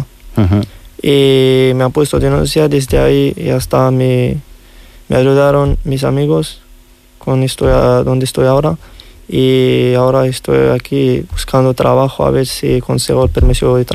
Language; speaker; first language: Spanish; non-native, learner; Riffian